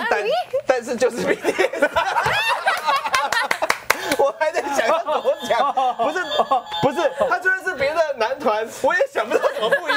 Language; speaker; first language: Chinese; native; Chinese